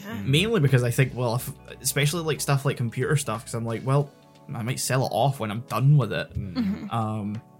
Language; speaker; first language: English; native; English